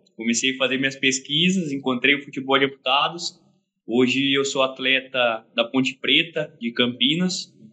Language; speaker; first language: Portuguese; native; Portuguese